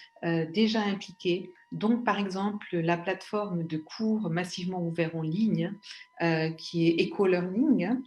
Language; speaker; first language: French; native; French